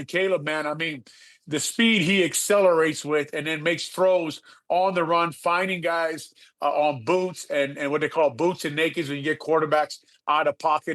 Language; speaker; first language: English; native; English